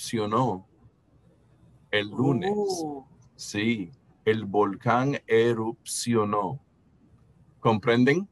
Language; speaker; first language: Spanish; non-native, fluent; English